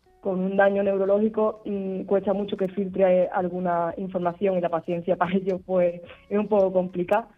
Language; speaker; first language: Spanish; native; Spanish